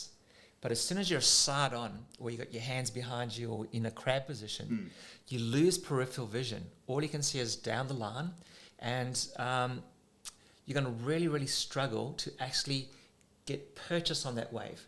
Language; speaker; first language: English; native; English